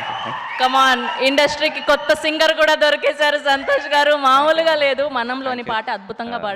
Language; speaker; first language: Telugu; native; Telugu